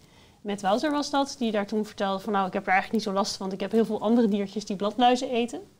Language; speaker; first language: Dutch; native; Dutch